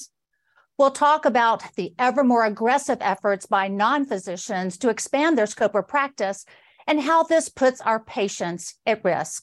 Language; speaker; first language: English; native; English